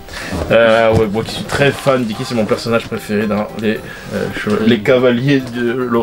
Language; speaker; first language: French; native; French